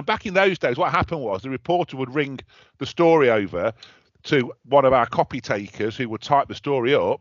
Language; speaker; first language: English; native; English